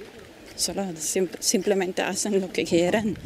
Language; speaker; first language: Spanish; non-native, fluent; German